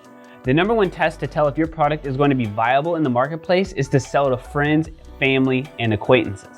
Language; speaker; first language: English; native; English